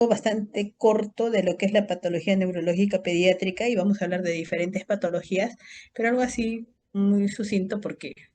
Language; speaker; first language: Spanish; native; Spanish